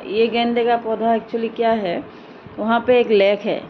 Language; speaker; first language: Hindi; non-native, local second language; Assamese